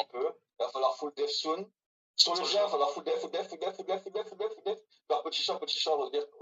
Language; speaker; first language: French; native; French